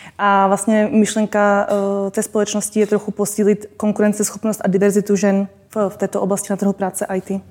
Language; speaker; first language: Czech; non-native, local second language; Slovak